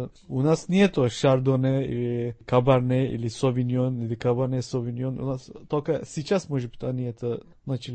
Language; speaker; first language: Russian; non-native, learner; Turkish